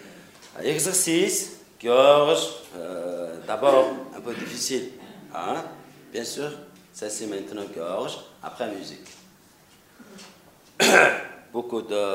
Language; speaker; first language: French; non-native, learner; Mongolian